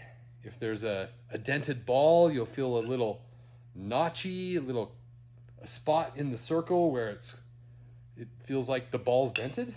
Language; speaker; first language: English; native; English